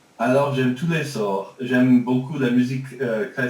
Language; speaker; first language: French; early bilingual, heritage; French